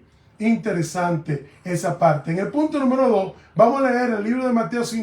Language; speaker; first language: Spanish; native; Spanish